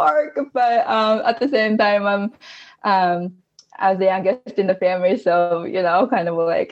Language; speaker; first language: English; non-native, fluent; Japanese